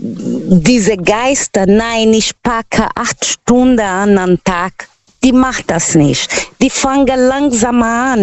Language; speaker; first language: German; non-native, local second language; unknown